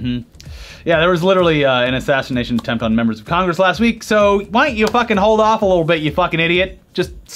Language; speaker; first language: English; native; English